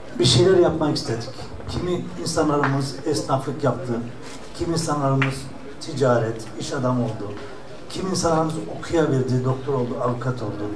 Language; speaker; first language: Turkish; early bilingual, heritage; Turkish